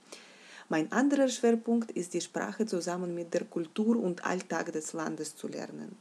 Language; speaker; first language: German; non-native, fluent; Russian